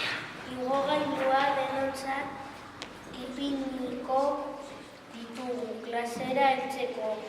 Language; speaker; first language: Basque; non-native, local second language; Spanish